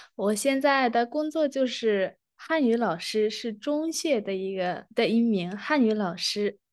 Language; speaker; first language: Chinese; non-native, fluent; Arabic